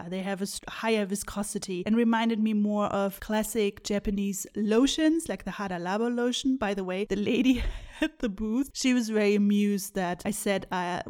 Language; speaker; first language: English; non-native, fluent; German